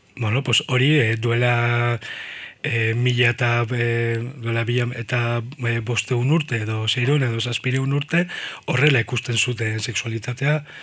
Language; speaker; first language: Basque; native; Basque